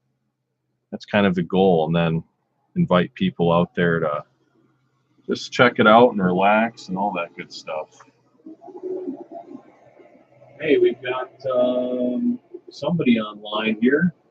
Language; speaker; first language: English; native; English